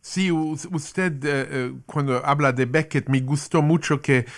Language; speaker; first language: Spanish; non-native, learner; English